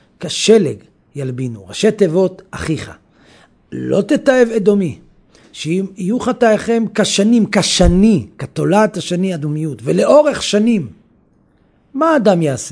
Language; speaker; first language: Hebrew; native; Hebrew